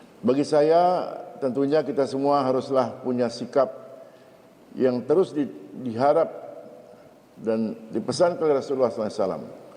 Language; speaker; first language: Malay; native; Malay